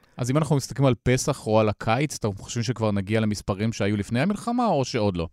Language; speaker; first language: Hebrew; native; Hebrew